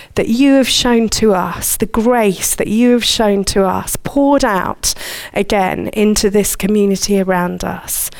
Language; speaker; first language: English; native; English